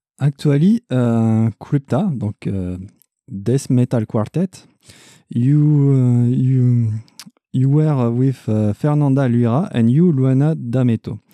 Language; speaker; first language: English; non-native, learner; French